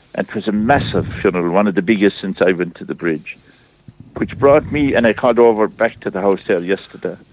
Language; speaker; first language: English; native; English